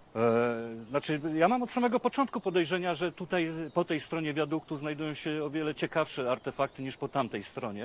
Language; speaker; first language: Polish; native; Polish